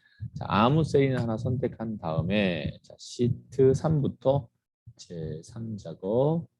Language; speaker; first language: Korean; native; Korean